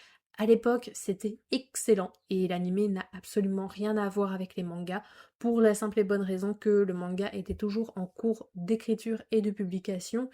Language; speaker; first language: French; native; French